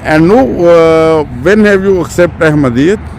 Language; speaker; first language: English; non-native, learner; Urdu